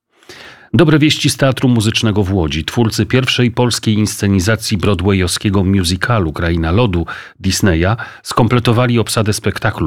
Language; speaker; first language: Polish; native; Polish